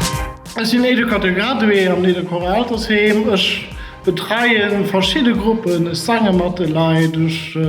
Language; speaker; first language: German; non-native, local second language; Luxembourgish